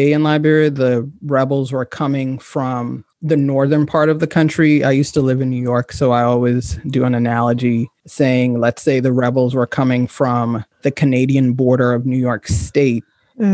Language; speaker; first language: English; native; English